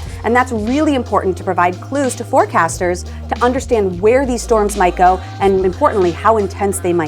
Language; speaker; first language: English; native; English